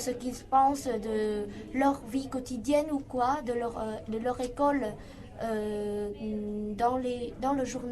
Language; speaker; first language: French; non-native, fluent; Vietnamese